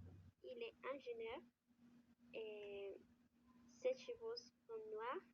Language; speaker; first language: French; non-native, learner; Spanish